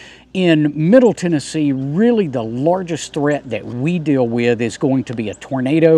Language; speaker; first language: English; native; English